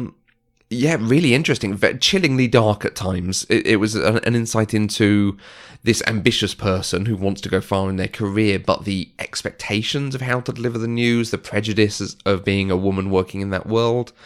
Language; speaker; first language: English; native; English